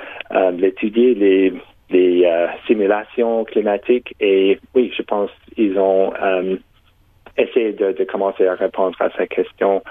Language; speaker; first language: French; non-native, local second language; English